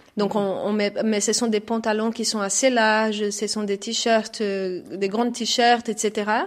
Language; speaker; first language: French; non-native, fluent; Portuguese